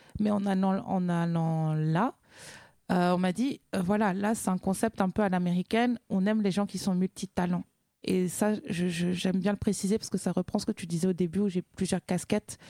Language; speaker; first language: French; native; French